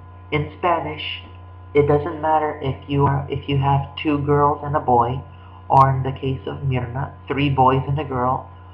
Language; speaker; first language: English; early bilingual, other home language; Spanish